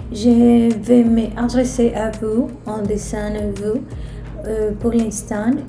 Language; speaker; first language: French; non-native, fluent; Spanish